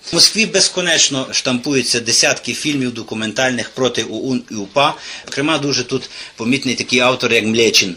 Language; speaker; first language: Ukrainian; native; Ukrainian